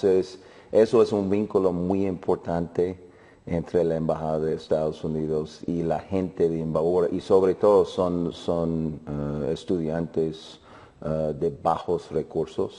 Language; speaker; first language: Spanish; non-native, fluent; English